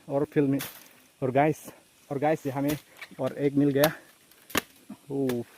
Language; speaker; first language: Hindi; non-native, local second language; Karbi